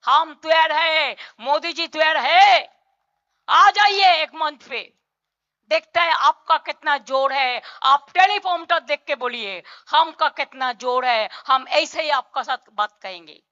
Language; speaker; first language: Hindi; non-native, local second language; Bangla